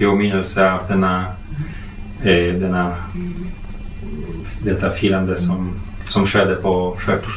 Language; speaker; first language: Swedish; non-native, fluent; Polish